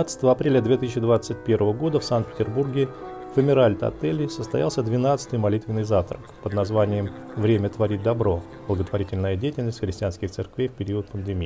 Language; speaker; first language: Russian; native; Russian